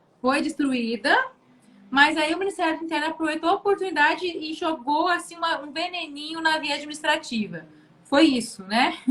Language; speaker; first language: Portuguese; native; Portuguese